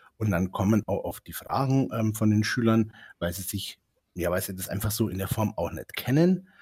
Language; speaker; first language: German; native; German